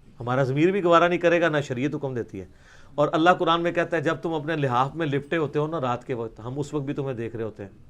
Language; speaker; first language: Urdu; non-native, local second language; Punjabi